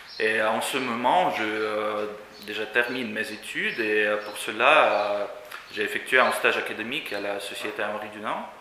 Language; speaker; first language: French; non-native, fluent; Russian